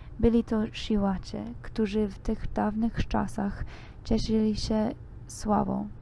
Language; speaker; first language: Polish; non-native, learner; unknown